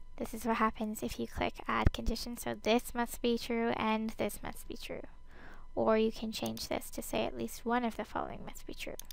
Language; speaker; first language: English; native; English